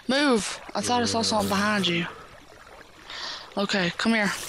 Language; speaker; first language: English; native; English